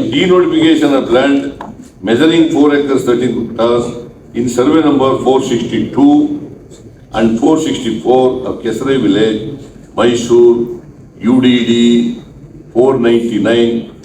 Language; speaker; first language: English; non-native, local second language; Kannada